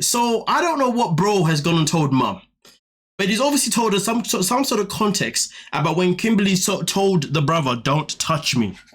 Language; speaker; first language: English; native; English